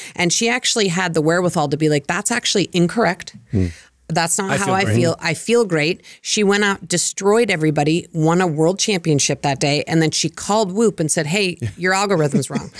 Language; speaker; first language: English; native; English